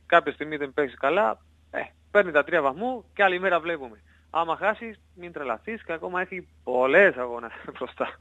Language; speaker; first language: Greek; non-native, learner; Spanish